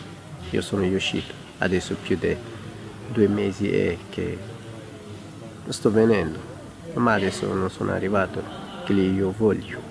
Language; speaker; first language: Italian; non-native, learner; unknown